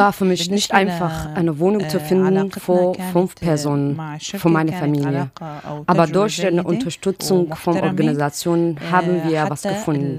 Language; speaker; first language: German; non-native, learner; Arabic